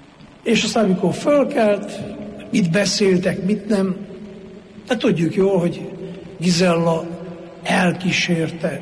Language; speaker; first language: Hungarian; native; Hungarian